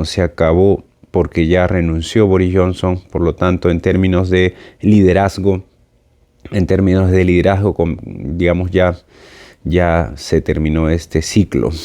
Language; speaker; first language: Spanish; native; Spanish